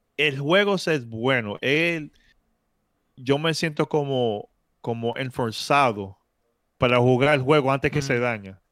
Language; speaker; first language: Spanish; early bilingual, heritage; Spanish